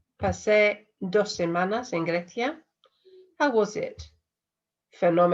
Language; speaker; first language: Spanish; non-native, fluent; English